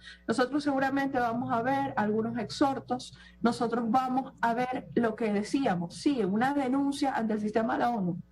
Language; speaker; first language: Spanish; native; Spanish